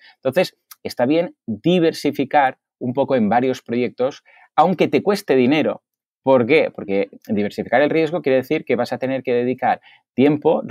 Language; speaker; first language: Spanish; native; Spanish